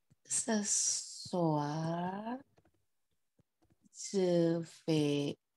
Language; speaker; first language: French; non-native, learner; Indonesian